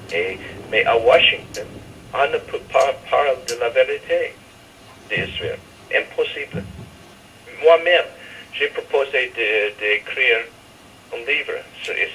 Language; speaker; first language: French; non-native, fluent; English